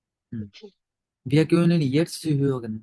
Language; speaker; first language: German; non-native, fluent; Bangla